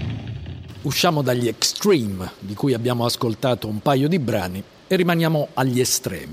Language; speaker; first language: Italian; native; Italian